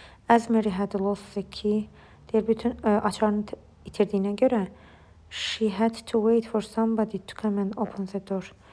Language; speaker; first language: English; non-native, fluent; Azerbaijani